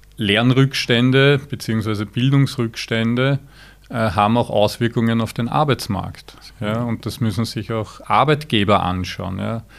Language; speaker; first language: German; native; German